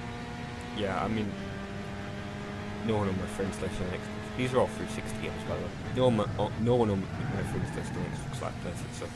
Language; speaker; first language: English; native; English